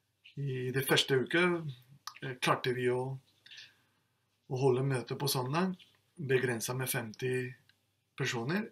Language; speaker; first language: Norwegian; non-native, fluent; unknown